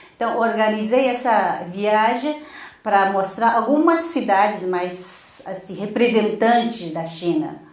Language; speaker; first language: Portuguese; non-native, fluent; Chinese